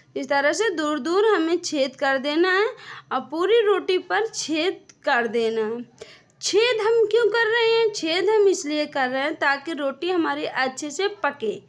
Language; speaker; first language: Hindi; native; Hindi